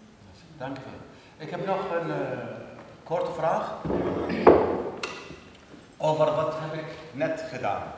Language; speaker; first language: Dutch; non-native, learner; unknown